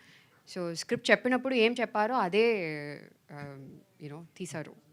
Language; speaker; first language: Telugu; non-native, fluent; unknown